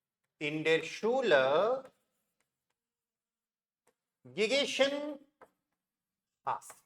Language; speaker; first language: German; non-native, fluent; Hindi